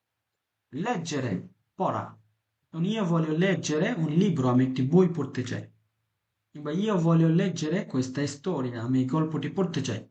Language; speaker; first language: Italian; non-native, fluent; Bangla